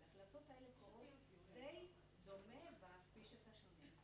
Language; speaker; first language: Hebrew; native; Hebrew